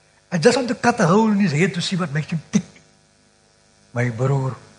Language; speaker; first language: English; non-native, local second language; Afrikaans